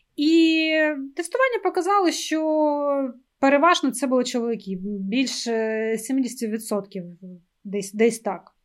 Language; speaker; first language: Ukrainian; non-native, local second language; Russian